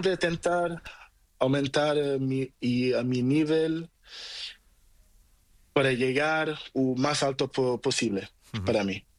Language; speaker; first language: Spanish; non-native, learner; Portuguese